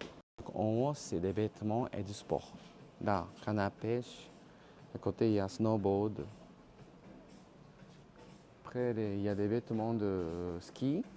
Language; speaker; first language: French; non-native, learner; Japanese